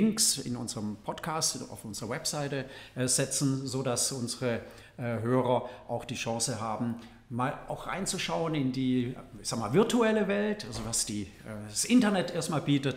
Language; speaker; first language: German; native; German